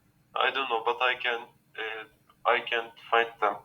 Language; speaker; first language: English; non-native, learner; Turkish